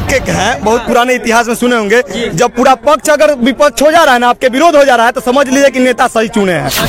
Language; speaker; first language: Hindi; native; Hindi